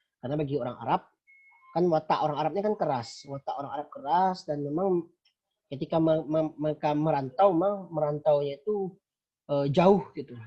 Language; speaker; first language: Indonesian; non-native, local second language; Minangkabau